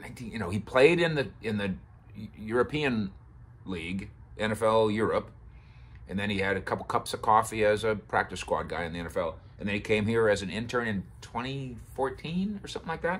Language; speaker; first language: English; native; English